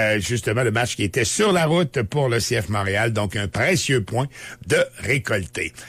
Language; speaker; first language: French; native; French